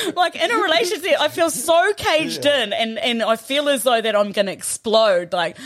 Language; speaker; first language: English; native; English